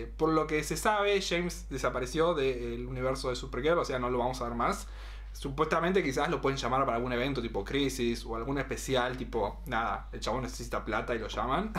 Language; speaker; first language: Spanish; native; Spanish